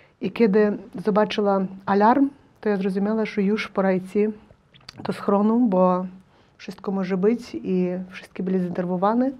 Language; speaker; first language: Polish; non-native, learner; Ukrainian